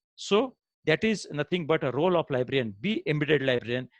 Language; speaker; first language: English; non-native, local second language; Marathi